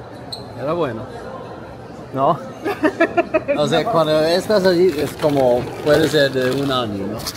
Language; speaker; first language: Spanish; non-native, learner; Swedish